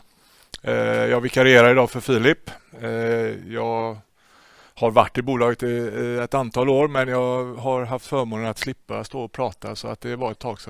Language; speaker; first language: Swedish; native; Swedish